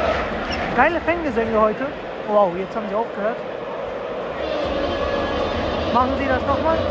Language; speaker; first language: German; native; German